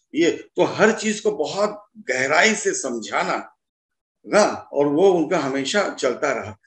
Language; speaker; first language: Hindi; native; Hindi